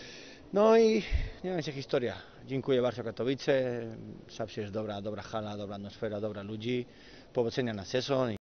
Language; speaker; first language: Polish; non-native, learner; Spanish